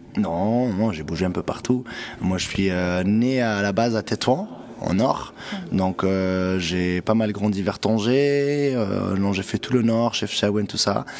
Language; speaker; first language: French; non-native, local second language; Arabic